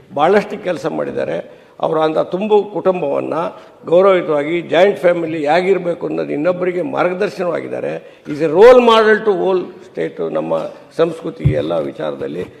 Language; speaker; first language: Kannada; native; Kannada